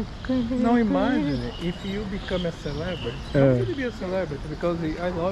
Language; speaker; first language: English; non-native, learner; Portuguese